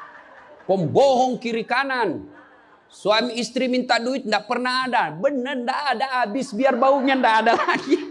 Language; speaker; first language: Indonesian; native; Indonesian